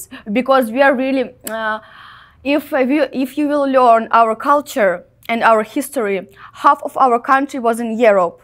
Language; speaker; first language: English; non-native, fluent; Ukrainian